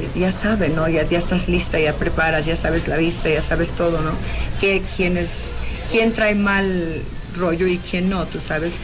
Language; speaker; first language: Spanish; early bilingual, heritage; Spanish